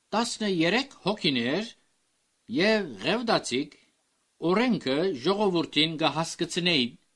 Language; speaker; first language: Armenian; early bilingual, heritage; Armenian